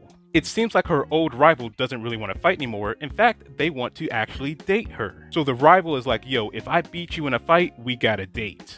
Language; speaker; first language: English; native; English